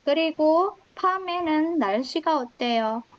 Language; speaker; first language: Korean; non-native, fluent; Indonesian